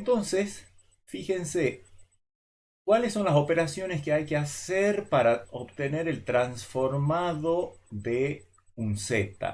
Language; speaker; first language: Spanish; native; Spanish